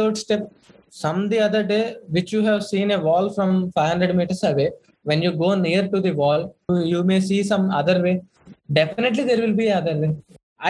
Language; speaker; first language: English; non-native, local second language; Telugu